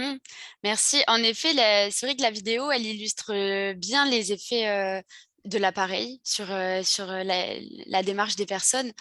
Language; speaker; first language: French; native; French